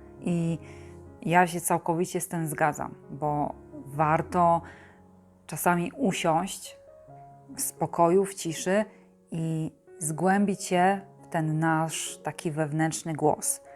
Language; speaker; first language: Polish; native; Polish